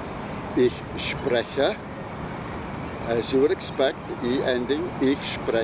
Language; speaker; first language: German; non-native, fluent; English